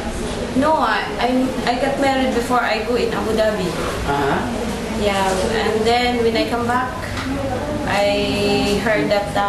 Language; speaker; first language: English; non-native, learner; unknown